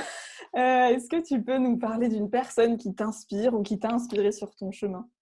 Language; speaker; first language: French; native; French